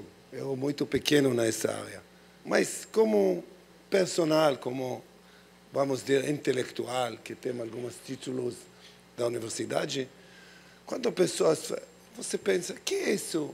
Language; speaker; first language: Portuguese; non-native, learner; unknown